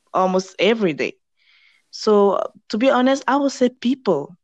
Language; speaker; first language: English; non-native, fluent; French